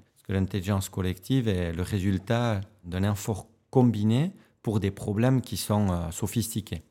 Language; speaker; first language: French; native; French